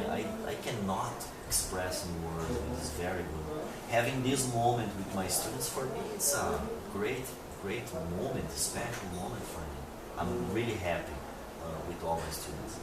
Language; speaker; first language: English; non-native, fluent; Portuguese